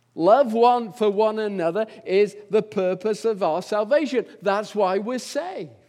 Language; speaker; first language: English; native; English